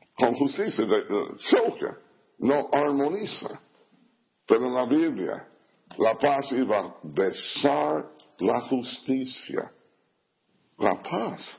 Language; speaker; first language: Spanish; non-native, fluent; English